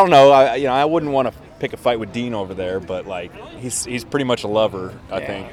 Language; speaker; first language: English; native; English